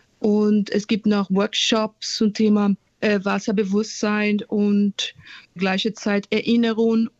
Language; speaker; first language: German; non-native, fluent; Portuguese